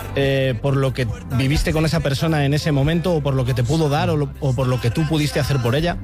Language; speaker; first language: Spanish; native; Spanish